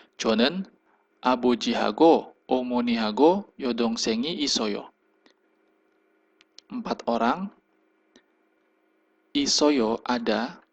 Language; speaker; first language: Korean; non-native, fluent; Indonesian